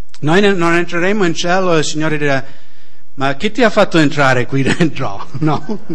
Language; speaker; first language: Italian; non-native, fluent; English